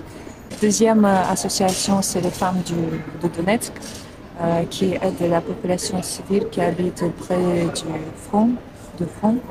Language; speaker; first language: French; non-native, fluent; Russian